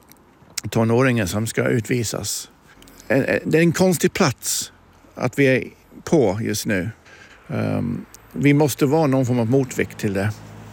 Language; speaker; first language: Swedish; non-native, fluent; English